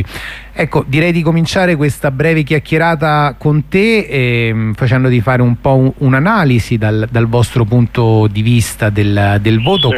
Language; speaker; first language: Italian; native; Italian